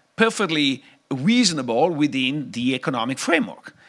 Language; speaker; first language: English; non-native, fluent; Italian